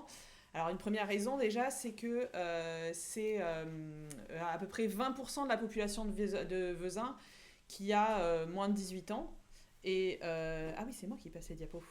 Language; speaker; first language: French; native; French